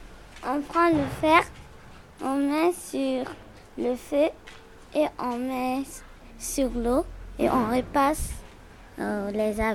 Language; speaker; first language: French; non-native, learner; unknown